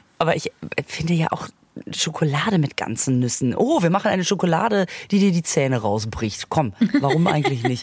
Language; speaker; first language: German; native; German